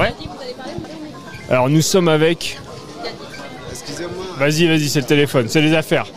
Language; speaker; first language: French; native; French